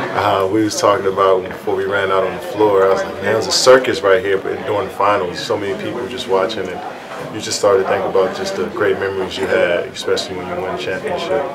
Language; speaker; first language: English; native; English